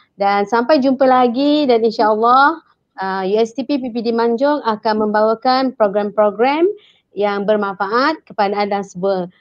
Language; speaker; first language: Malay; native; Malay